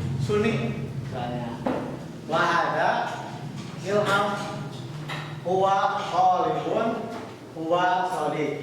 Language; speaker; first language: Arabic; non-native, fluent; Indonesian